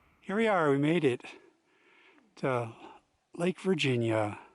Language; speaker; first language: English; native; English